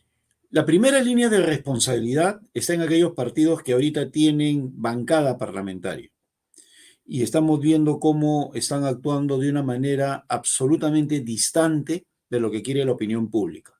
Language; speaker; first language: Spanish; native; Spanish